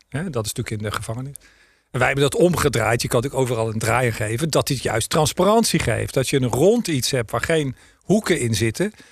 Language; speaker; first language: Dutch; native; Dutch